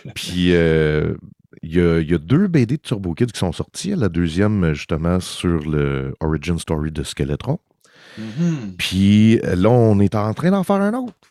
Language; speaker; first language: French; early bilingual, heritage; French